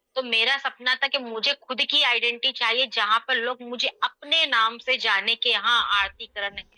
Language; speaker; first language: Hindi; native; Hindi